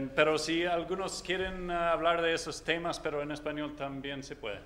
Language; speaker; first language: Spanish; non-native, fluent; English